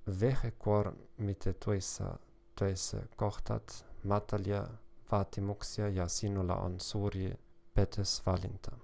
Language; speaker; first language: Finnish; non-native, learner; German